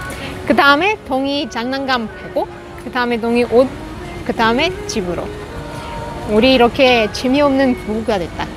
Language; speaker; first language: Korean; non-native, fluent; Russian